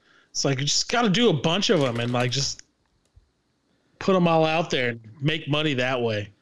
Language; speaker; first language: English; native; English